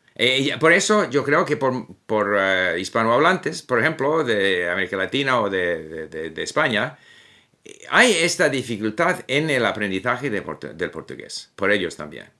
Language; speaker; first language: Spanish; non-native, fluent; English